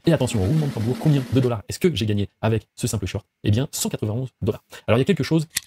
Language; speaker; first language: French; native; French